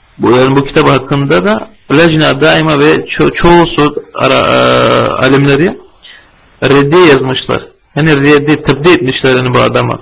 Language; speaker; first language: Turkish; non-native, fluent; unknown